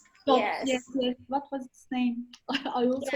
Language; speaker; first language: English; non-native, fluent; Turkish